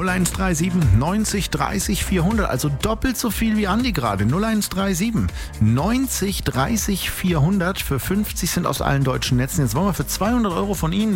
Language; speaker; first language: German; native; German